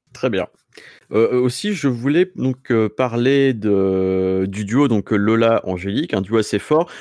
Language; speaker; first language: French; native; French